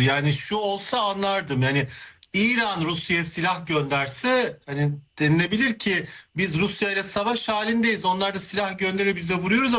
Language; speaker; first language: Turkish; native; Turkish